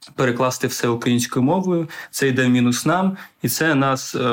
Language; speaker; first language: Ukrainian; non-native, local second language; Russian